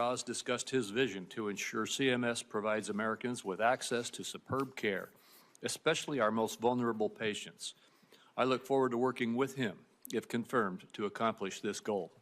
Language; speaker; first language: English; native; English